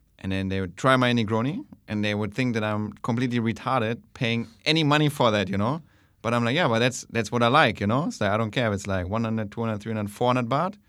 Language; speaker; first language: English; non-native, fluent; German